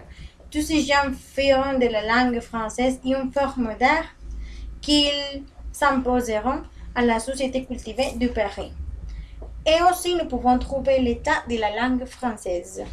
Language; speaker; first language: French; non-native, learner; Spanish